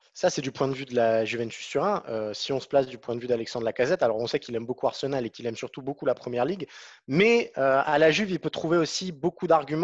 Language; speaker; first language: French; native; French